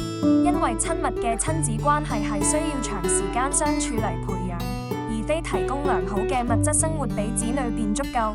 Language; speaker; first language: Cantonese; native; Cantonese